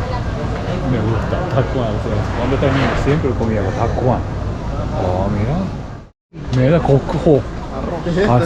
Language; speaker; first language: Spanish; non-native, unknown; Japanese